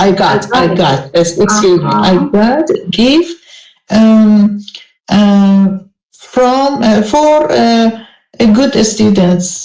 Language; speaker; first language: English; non-native, learner; Persian